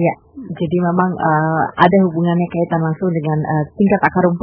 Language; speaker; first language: Indonesian; native; Indonesian